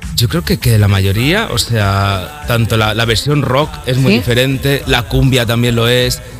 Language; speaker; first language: Spanish; native; Spanish